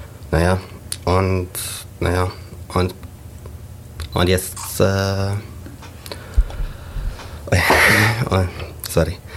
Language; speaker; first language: German; non-native, learner; Arabic